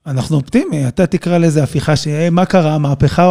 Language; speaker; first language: Hebrew; native; Hebrew